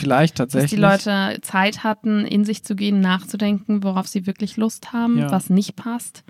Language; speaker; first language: German; native; German